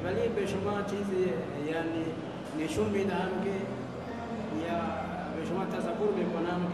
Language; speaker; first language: Persian; non-native, learner; Malagasy